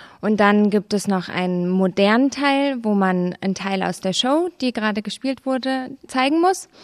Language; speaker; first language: German; native; German